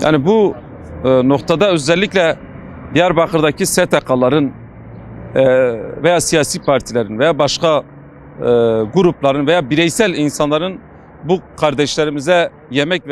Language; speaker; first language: Turkish; non-native, local second language; Kurdish